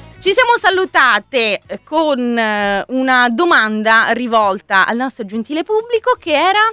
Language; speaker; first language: Italian; native; Italian